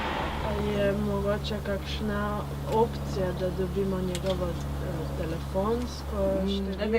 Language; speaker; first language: Slovenian; non-native, fluent; Spanish